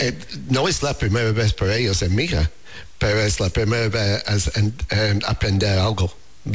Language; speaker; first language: Spanish; non-native, learner; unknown